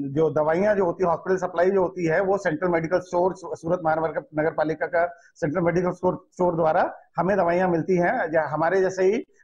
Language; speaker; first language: Hindi; non-native, local second language; Gujarati